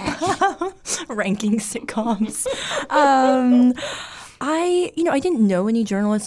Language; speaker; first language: English; native; English